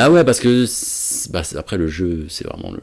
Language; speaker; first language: French; native; French